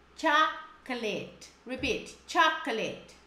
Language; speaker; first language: English; non-native, fluent; Portuguese